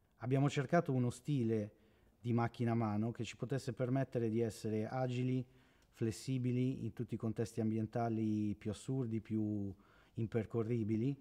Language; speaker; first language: Italian; native; Italian